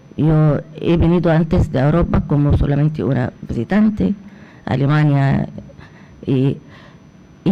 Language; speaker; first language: Spanish; non-native, fluent; Arabic